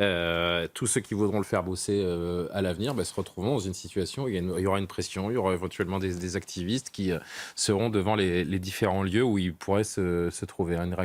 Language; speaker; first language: French; native; French